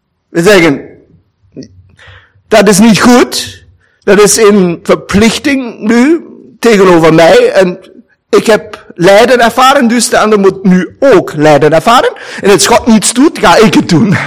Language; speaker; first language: Dutch; non-native, fluent; German